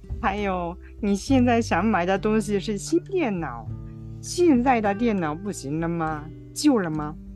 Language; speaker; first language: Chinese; non-native, fluent; Japanese